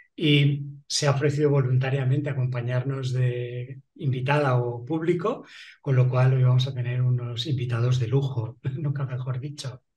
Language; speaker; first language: Spanish; non-native, local second language; Catalan